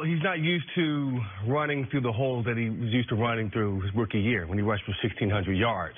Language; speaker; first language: English; native; English